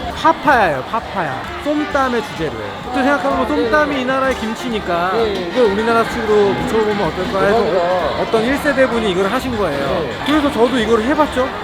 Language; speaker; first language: Korean; native; Korean